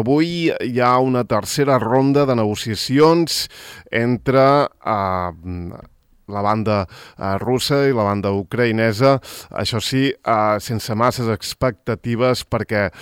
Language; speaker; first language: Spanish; non-native, local second language; Catalan